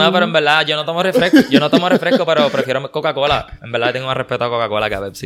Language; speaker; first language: Spanish; native; Spanish